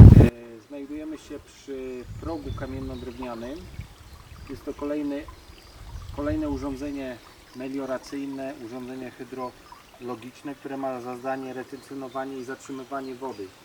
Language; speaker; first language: Polish; native; Polish